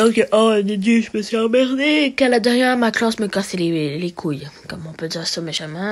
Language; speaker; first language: French; native; French